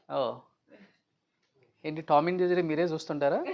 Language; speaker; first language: Telugu; native; Telugu